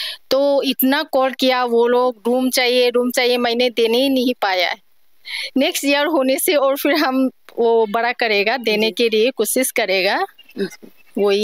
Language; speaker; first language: Hindi; non-native, local second language; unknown